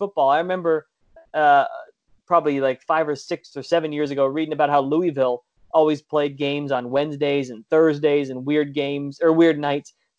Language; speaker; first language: English; native; English